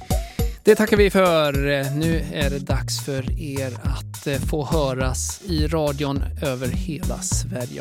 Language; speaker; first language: Swedish; native; Swedish